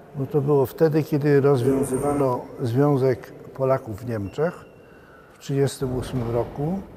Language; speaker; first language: Polish; early bilingual, heritage; Polish